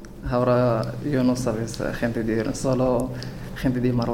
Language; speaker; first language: Spanish; non-native, learner; Berber languages